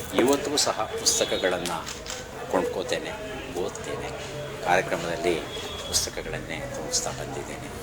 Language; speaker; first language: Kannada; native; Kannada